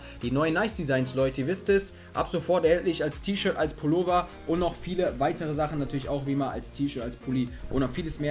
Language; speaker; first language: German; native; German